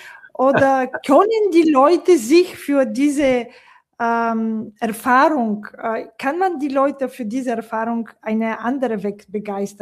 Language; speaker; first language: German; non-native, fluent; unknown